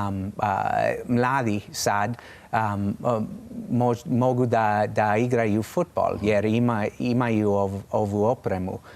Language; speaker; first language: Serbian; non-native, learner; English